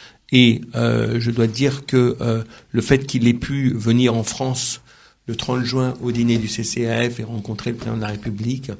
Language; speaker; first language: French; native; French